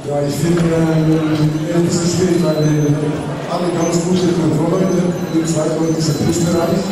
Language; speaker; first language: German; non-native, learner; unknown